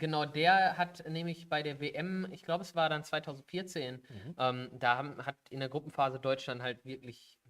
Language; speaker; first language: German; native; German